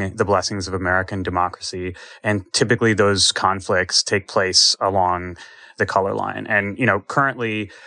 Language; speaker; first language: English; native; English